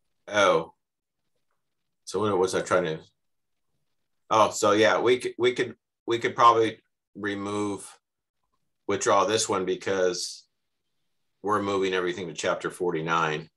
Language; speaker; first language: English; native; English